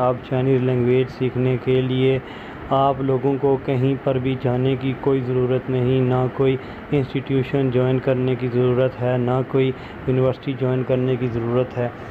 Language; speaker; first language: Urdu; non-native, local second language; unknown